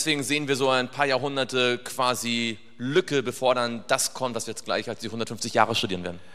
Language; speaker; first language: German; native; German